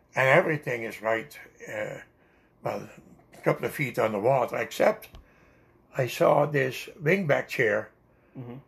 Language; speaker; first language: English; non-native, fluent; Dutch